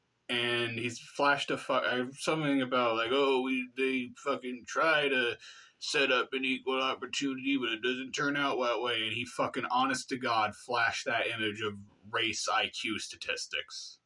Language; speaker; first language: English; native; English